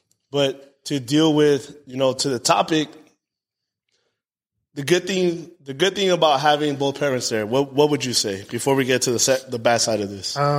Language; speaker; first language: English; early bilingual, other home language; Spanish